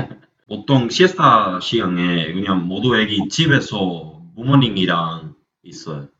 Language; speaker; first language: Korean; non-native, learner; Spanish